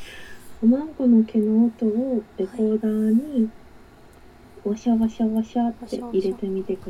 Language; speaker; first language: Japanese; native; Japanese